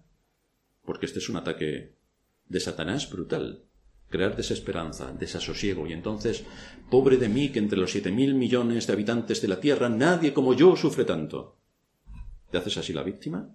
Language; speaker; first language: Spanish; native; Spanish